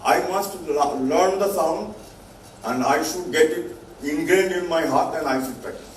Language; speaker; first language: English; non-native, local second language; Bangla